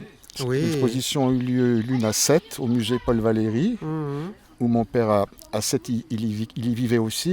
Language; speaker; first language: French; native; French